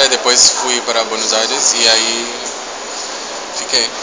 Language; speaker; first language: Portuguese; non-native, fluent; Spanish